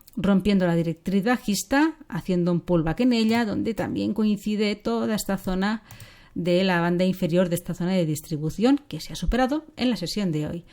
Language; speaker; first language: Spanish; native; Spanish